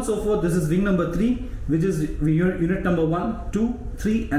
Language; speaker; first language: English; non-native, local second language; Hindi